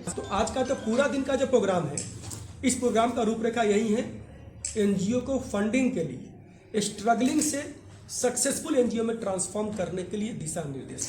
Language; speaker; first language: Hindi; native; Hindi